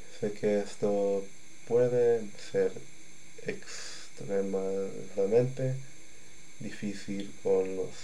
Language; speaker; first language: Spanish; non-native, learner; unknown